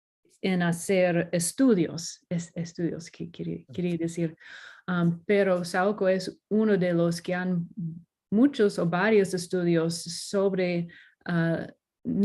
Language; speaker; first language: Spanish; non-native, learner; English